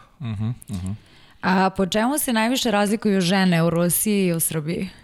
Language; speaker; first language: Serbian; native; Serbian